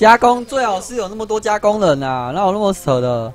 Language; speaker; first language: Chinese; native; Chinese